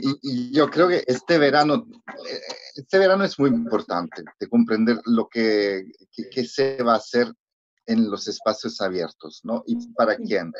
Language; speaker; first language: Spanish; non-native, fluent; Italian